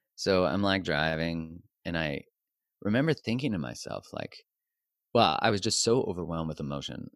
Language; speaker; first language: English; native; English